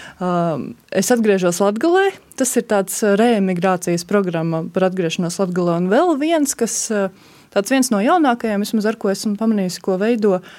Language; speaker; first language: Latvian; native; Latvian